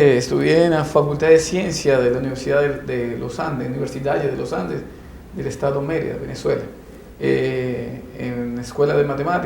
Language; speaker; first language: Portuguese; non-native, learner; Spanish